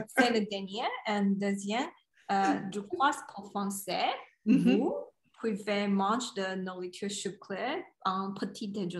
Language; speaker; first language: French; non-native, learner; Chinese